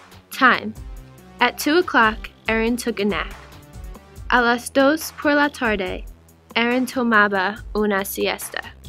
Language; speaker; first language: Spanish; non-native, learner; English